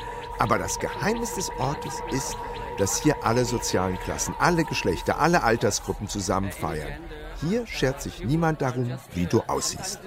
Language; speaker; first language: German; native; German